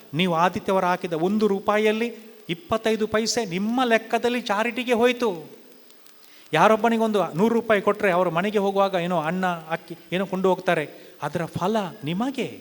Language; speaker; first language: Kannada; non-native, local second language; Konkani